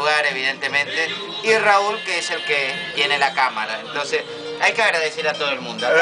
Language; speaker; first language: Spanish; native; Spanish